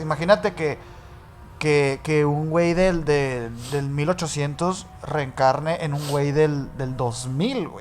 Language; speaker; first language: Spanish; native; Spanish